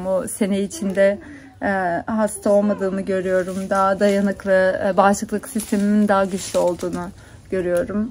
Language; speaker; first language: Turkish; native; Turkish